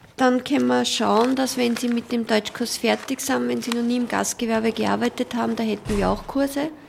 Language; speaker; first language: German; native; German